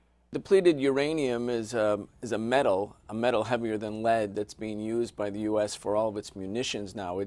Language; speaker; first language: English; native; English